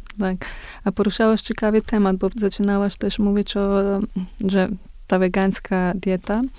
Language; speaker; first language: Polish; non-native, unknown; Macedonian